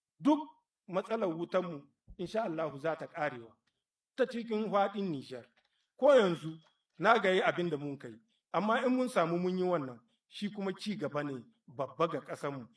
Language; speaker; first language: Hausa; native; Hausa